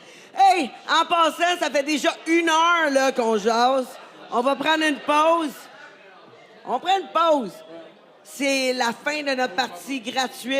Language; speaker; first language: French; native; French